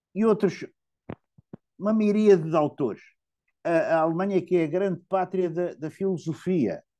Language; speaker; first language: Portuguese; native; Portuguese